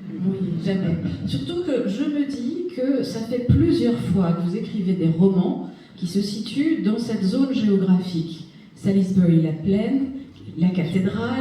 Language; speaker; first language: French; native; French